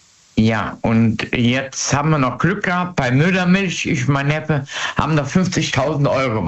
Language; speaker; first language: German; native; German